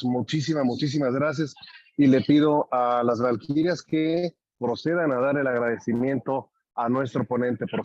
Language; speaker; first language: Spanish; native; Spanish